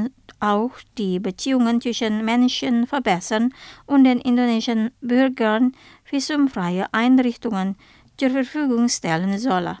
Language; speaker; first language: German; non-native, fluent; Indonesian